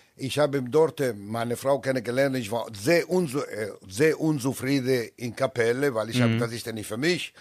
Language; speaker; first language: German; non-native, learner; Italian